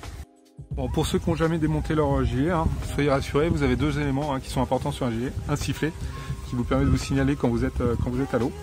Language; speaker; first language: French; native; French